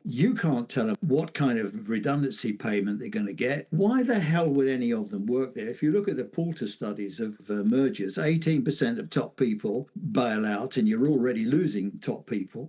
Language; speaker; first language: English; native; English